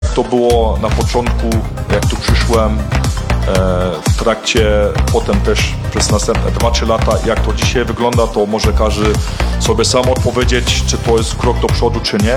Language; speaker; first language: Polish; early bilingual, heritage; Polish